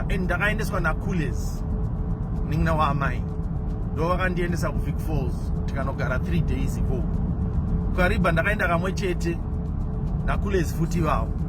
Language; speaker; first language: Shona; non-native, local second language; English